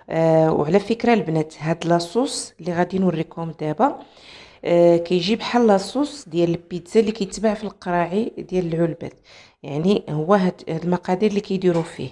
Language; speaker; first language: Arabic; native; Arabic